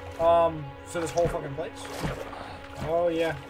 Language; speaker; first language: English; native; English